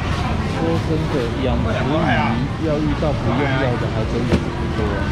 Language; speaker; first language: Chinese; native; Chinese